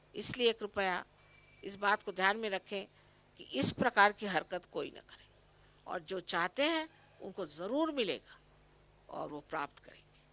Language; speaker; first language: Hindi; non-native, local second language; Marathi